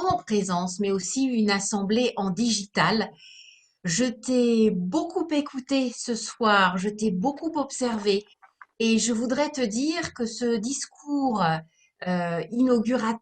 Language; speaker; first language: French; native; French